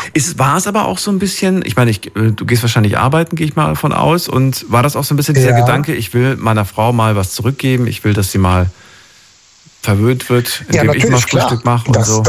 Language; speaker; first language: German; native; German